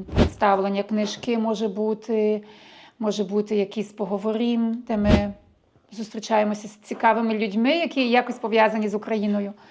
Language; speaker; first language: Ukrainian; early bilingual, heritage; Ukrainian